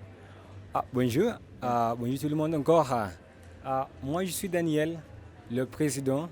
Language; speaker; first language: French; non-native, learner; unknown